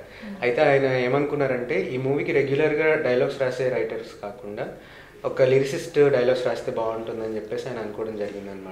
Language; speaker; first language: Telugu; native; Telugu